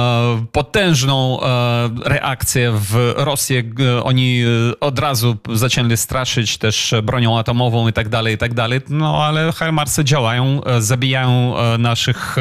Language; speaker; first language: Polish; non-native, fluent; Ukrainian